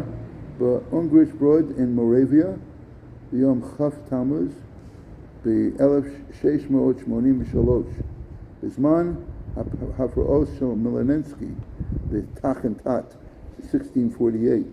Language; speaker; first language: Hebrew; non-native, fluent; English